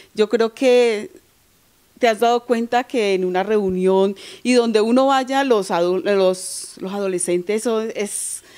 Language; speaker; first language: Spanish; native; Spanish